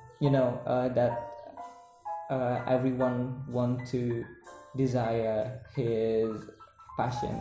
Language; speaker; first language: English; non-native, learner; Indonesian